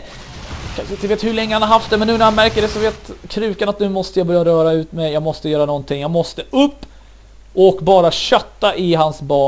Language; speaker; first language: Swedish; native; Swedish